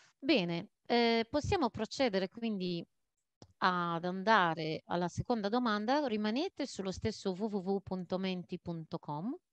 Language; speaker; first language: Italian; non-native, fluent; Maltese